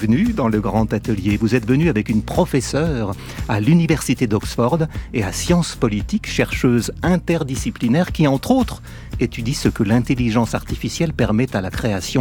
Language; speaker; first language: French; native; French